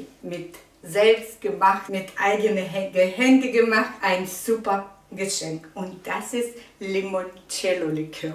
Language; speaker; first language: German; non-native, learner; Russian